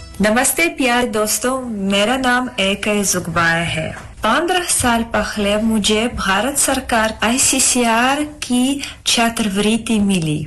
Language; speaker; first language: Hindi; non-native, fluent; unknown